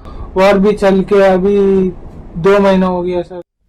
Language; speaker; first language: Hindi; non-native, local second language; Telugu